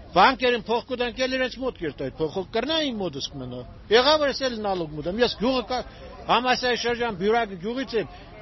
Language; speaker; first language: Armenian; native; Armenian